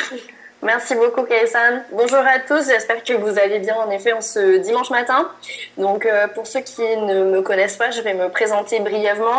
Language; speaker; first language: French; native; French